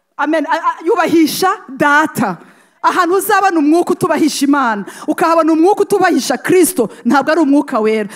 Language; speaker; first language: Kinyarwanda; native; Kinyarwanda